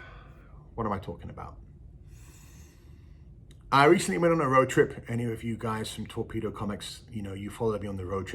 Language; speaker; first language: English; native; English